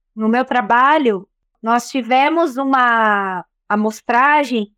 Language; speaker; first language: Portuguese; native; Portuguese